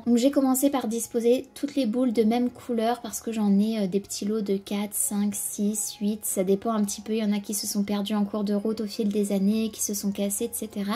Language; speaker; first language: French; native; French